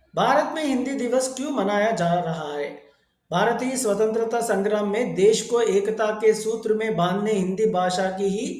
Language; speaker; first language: Hindi; non-native, local second language; Telugu